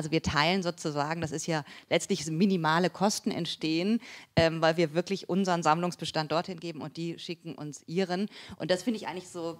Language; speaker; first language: German; native; German